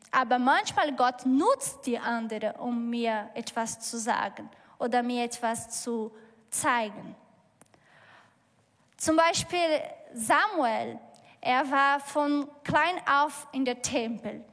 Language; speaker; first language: German; non-native, learner; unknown